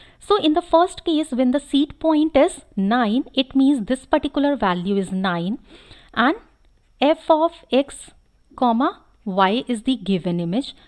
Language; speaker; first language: English; non-native, local second language; Hindi